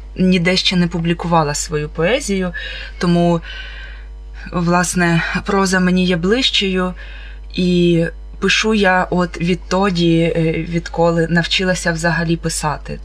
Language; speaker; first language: Ukrainian; non-native, local second language; Russian